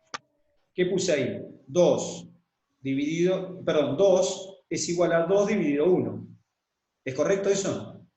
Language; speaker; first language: Spanish; native; Spanish